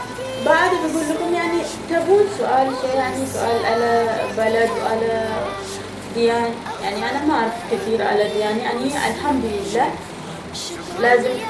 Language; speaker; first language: Arabic; non-native, learner; Oromo